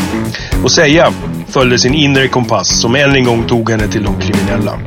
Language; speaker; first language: Swedish; native; Swedish